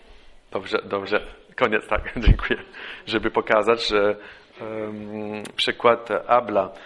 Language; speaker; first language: Polish; non-native, fluent; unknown